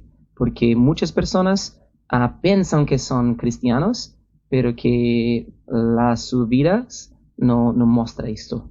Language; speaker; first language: Spanish; non-native, learner; Portuguese